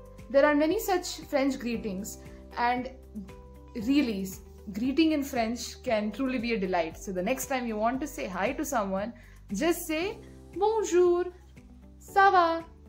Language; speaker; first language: English; non-native, local second language; Marathi